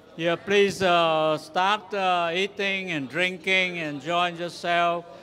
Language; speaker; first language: English; non-native, fluent; Vietnamese